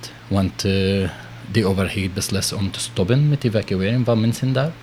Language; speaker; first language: Dutch; non-native, learner; Arabic